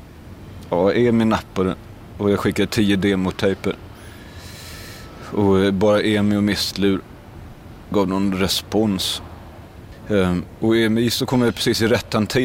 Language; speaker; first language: Swedish; native; Swedish